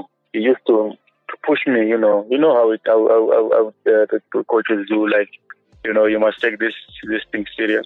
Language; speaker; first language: English; non-native, local second language; Shona